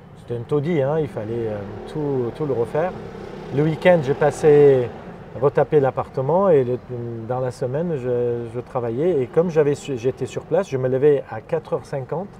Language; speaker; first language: French; non-native, fluent; Armenian